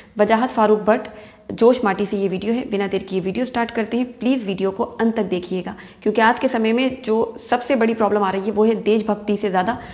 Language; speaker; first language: Hindi; native; Hindi